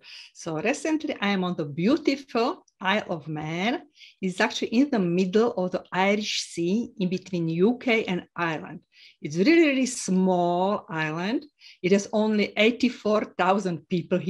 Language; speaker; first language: English; non-native, fluent; Slovak